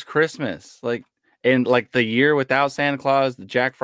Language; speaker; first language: English; native; English